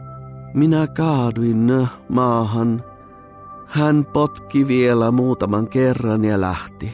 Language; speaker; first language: Finnish; non-native, fluent; Bulgarian